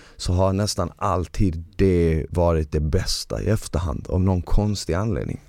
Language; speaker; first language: Swedish; early bilingual, other home language; Bosnian